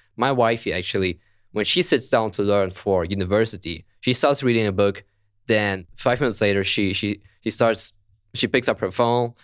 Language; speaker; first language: English; non-native, fluent; German